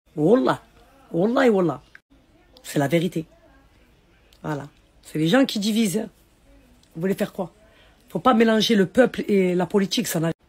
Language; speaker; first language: French; early bilingual, other home language; Arabic